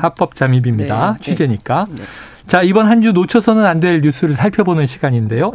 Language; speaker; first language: Korean; native; Korean